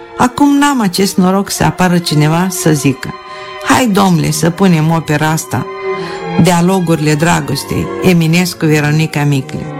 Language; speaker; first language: Romanian; non-native, local second language; Russian